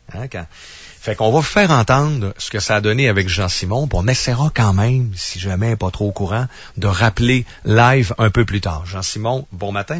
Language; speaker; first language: French; native; French